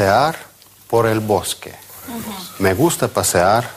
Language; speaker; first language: Spanish; non-native, fluent; Russian